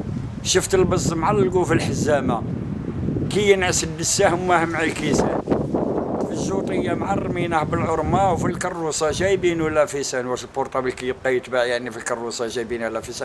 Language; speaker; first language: Arabic; native; Arabic